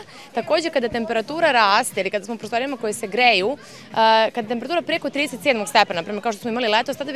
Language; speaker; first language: Serbian; native; Serbian